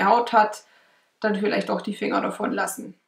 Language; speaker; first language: German; native; German